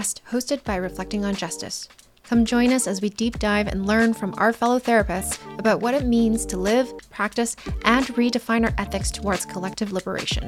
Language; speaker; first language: English; non-native, local second language; Cantonese